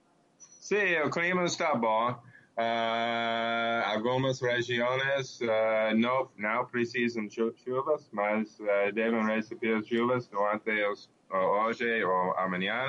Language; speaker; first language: Portuguese; non-native, learner; English